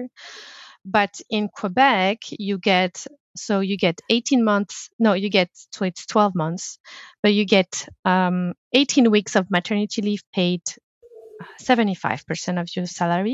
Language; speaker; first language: English; non-native, fluent; French